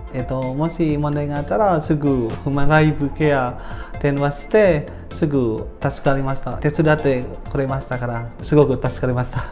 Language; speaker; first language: Japanese; non-native, fluent; Indonesian